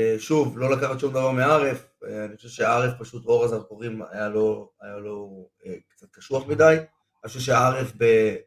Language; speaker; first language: Hebrew; non-native, fluent; Spanish